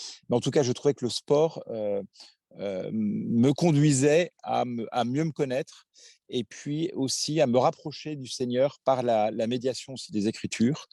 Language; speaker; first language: French; native; French